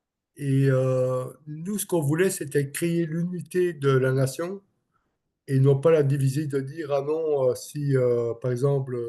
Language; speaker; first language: French; non-native, local second language; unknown